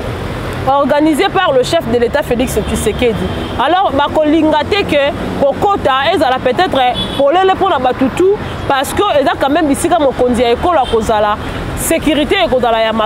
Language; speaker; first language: French; non-native, local second language; Lingala